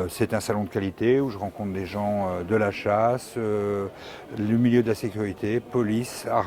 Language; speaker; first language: French; native; French